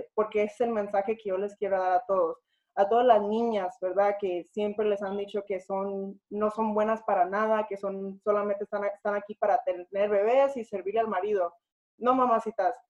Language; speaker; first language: Spanish; early bilingual, other home language; English